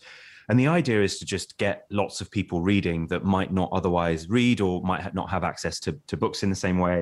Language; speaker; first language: English; native; English